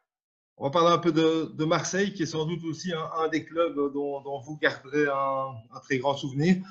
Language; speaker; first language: French; native; French